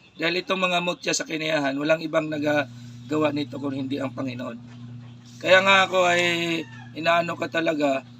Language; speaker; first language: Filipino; non-native, local second language; Cebuano